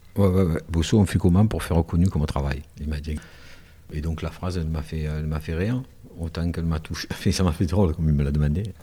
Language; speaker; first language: French; native; French